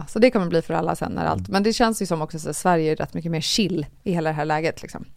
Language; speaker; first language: Swedish; native; Swedish